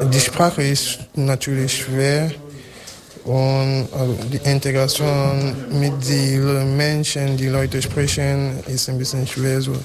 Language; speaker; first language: German; non-native, learner; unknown